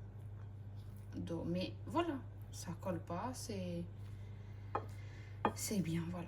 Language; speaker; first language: French; non-native, local second language; Malagasy